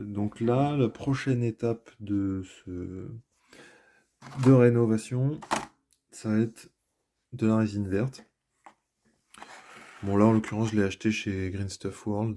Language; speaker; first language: French; native; French